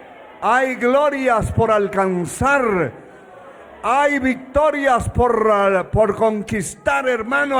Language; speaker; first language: Spanish; native; Spanish